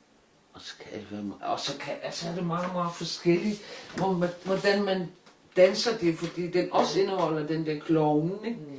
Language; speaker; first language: Danish; non-native, local second language; Kalaallisut